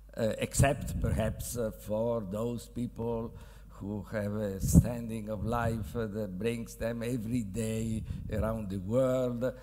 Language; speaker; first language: English; non-native, fluent; Italian